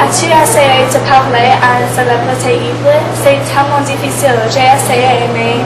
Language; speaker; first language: French; non-native, learner; English